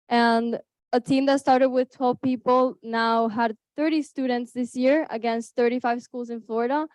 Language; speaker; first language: English; early bilingual, other home language; Spanish